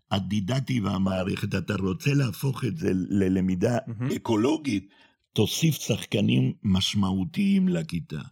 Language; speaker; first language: Hebrew; non-native, fluent; Spanish